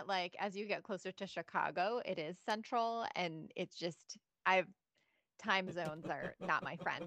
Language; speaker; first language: English; non-native, fluent; Bosnian